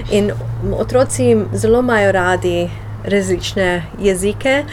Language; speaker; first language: Slovenian; early bilingual, heritage; Slovenian